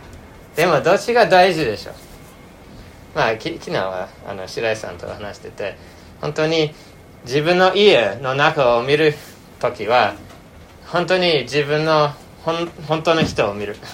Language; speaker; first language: Japanese; non-native, fluent; English